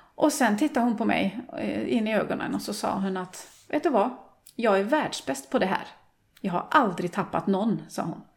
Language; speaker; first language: Swedish; non-native, fluent; Norwegian